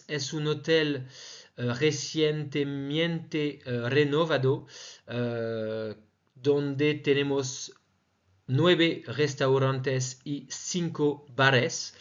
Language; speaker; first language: Spanish; non-native, fluent; French